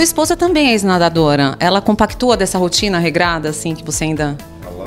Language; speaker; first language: Portuguese; native; Portuguese